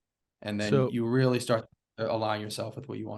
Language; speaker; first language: English; native; English